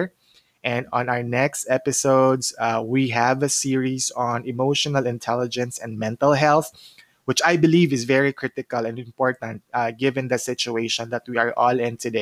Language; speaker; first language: English; non-native, local second language; Cebuano